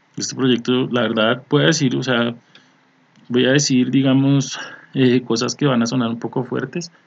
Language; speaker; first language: Spanish; native; Spanish